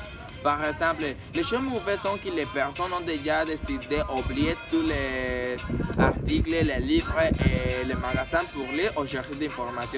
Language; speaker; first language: French; non-native, learner; Spanish